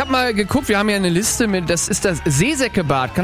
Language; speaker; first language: German; native; German